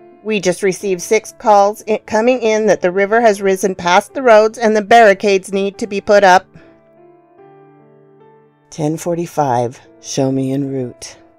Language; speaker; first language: English; native; English